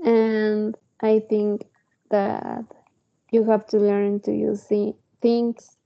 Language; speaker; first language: English; non-native, learner; Spanish